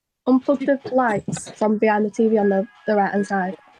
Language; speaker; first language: English; native; English